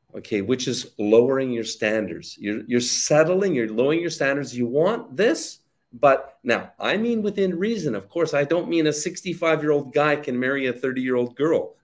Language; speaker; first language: English; native; English